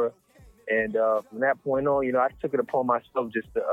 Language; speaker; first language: English; native; English